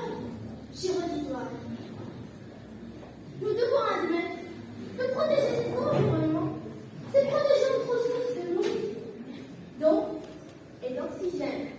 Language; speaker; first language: French; non-native, local second language; Arabic